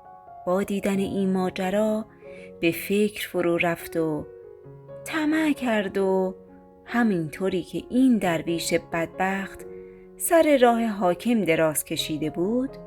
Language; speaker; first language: Persian; native; Persian